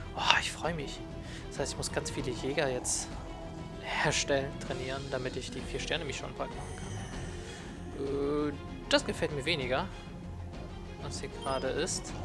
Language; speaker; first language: German; native; German